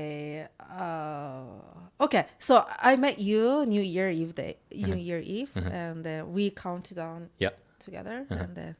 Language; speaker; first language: English; non-native, learner; Korean